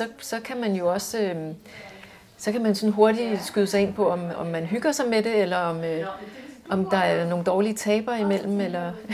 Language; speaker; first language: Danish; native; Danish